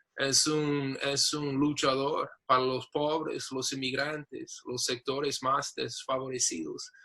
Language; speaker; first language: Spanish; non-native, fluent; English